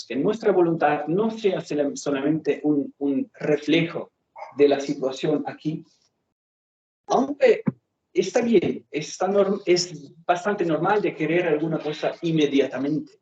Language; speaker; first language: Spanish; non-native, fluent; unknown